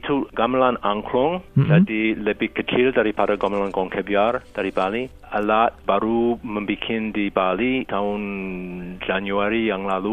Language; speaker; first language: Indonesian; non-native, fluent; English